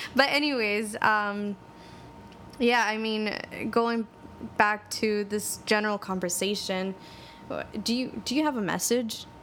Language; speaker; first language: English; native; English